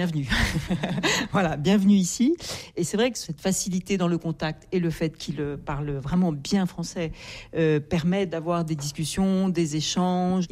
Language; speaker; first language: French; native; French